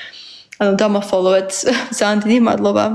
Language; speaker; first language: Georgian; early bilingual, heritage; Georgian